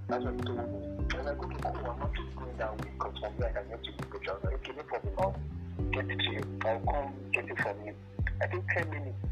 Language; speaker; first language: English; non-native, local second language; Yoruba